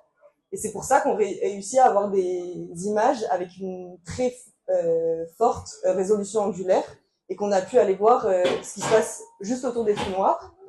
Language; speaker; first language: French; native; French